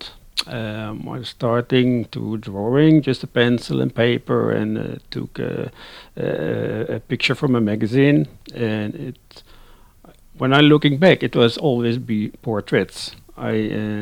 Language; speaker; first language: English; non-native, learner; Dutch